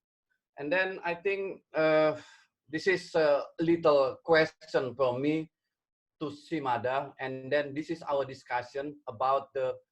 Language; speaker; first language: English; non-native, learner; Indonesian